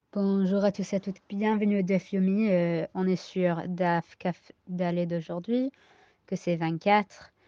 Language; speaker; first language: French; non-native, fluent; English